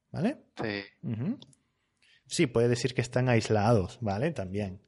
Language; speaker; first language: Spanish; native; Spanish